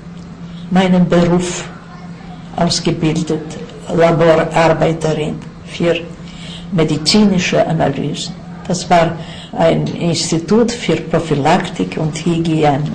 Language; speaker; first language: German; non-native, fluent; Yiddish